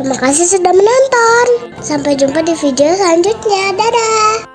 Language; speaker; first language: Indonesian; native; Indonesian